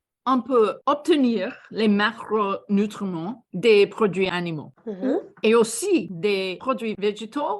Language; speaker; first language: French; non-native, fluent; English